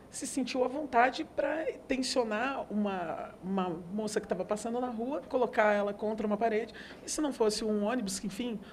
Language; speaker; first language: Portuguese; native; Portuguese